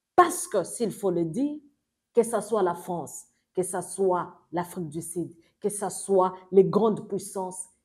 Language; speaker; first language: French; non-native, local second language; Swahili